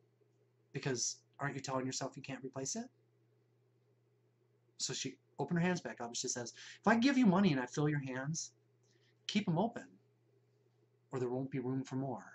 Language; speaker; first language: English; native; English